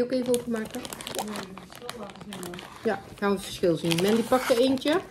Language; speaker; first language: Dutch; native; Dutch